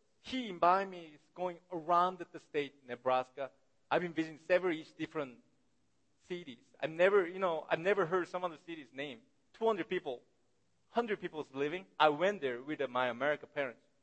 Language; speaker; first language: English; non-native, learner; Korean